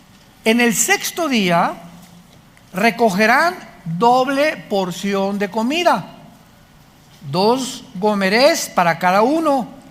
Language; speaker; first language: Spanish; native; Spanish